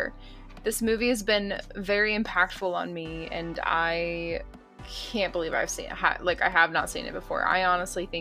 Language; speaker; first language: English; native; English